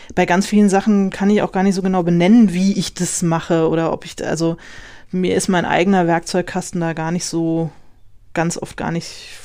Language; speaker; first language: German; native; German